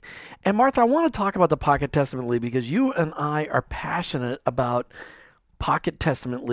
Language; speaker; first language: English; native; English